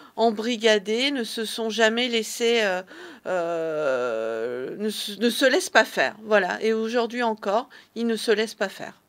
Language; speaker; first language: French; early bilingual, other home language; Persian